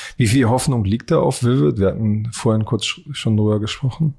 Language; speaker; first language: German; native; German